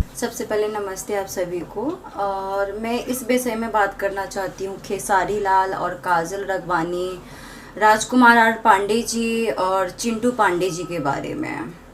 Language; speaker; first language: Hindi; native; Hindi